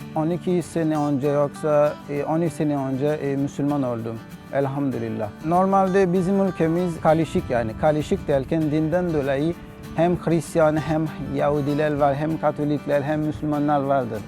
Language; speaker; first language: Turkish; non-native, learner; Haitian Creole